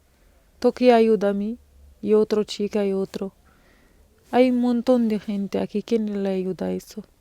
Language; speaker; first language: Spanish; non-native, learner; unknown